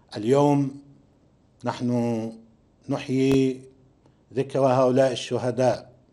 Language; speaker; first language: Arabic; native; Arabic